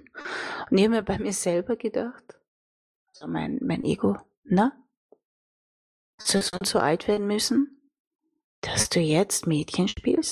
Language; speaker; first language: German; native; German